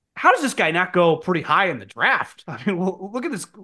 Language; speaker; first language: English; native; English